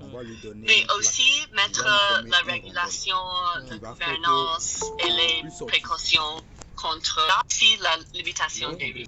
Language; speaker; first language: French; non-native, learner; English